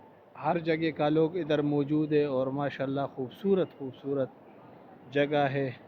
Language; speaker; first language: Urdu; non-native, local second language; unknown